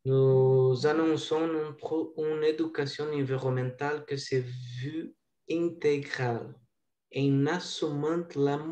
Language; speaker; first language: French; non-native, learner; Portuguese